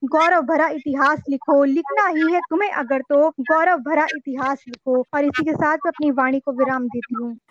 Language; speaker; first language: Hindi; native; Hindi